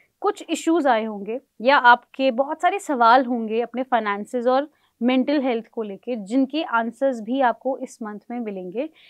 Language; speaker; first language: Hindi; native; Hindi